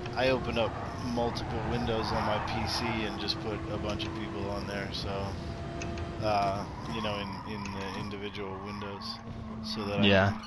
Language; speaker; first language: English; native; English